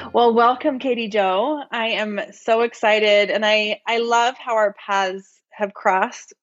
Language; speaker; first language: English; native; English